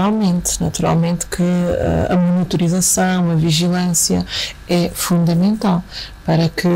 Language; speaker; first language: Portuguese; native; Portuguese